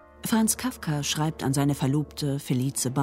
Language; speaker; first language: German; native; German